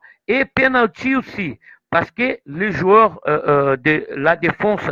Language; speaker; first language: French; non-native, fluent; Portuguese